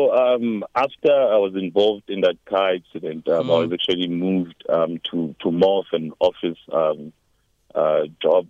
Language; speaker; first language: English; non-native, local second language; Zulu